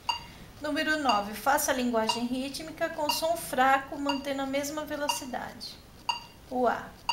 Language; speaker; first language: Portuguese; native; Portuguese